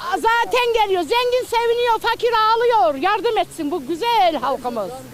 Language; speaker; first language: Turkish; native; Turkish